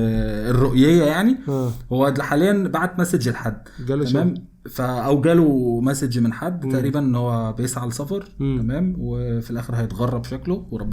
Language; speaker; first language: Arabic; native; Arabic